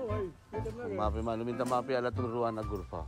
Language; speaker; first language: Arabic; non-native, learner; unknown